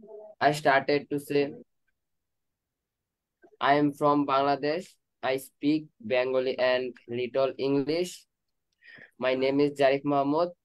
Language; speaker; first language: English; non-native, learner; Bangla